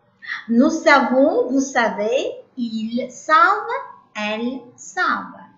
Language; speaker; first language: French; non-native, learner; Uzbek